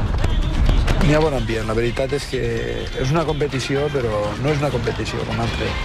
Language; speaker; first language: Catalan; native; Catalan